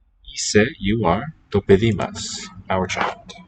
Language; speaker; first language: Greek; non-native, learner; English